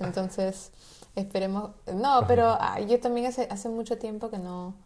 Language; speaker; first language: Spanish; native; Spanish